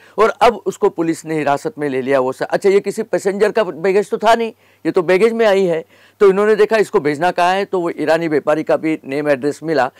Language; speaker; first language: Hindi; native; Hindi